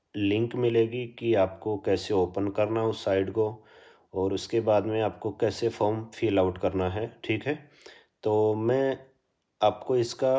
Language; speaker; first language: Hindi; native; Hindi